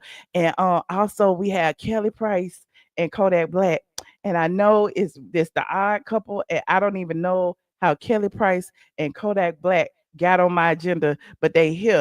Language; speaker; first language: English; native; English